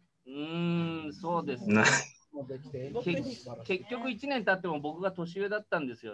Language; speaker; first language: Japanese; native; Japanese